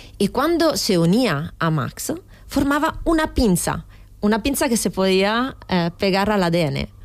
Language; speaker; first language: Spanish; non-native, fluent; Italian